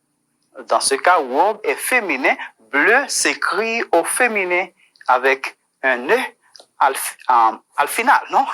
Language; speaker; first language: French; non-native, fluent; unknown